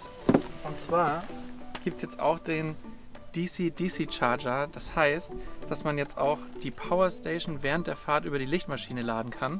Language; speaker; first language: German; native; German